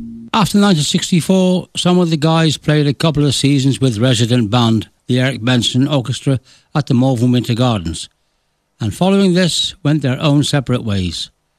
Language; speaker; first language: English; native; English